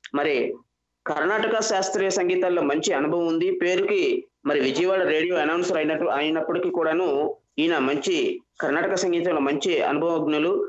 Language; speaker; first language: Telugu; native; Telugu